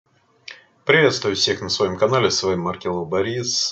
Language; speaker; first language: Russian; native; Russian